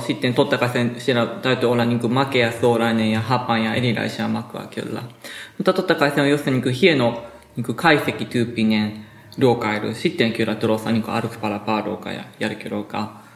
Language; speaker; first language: Finnish; non-native, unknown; Japanese